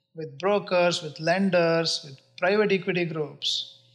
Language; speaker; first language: English; non-native, local second language; Kannada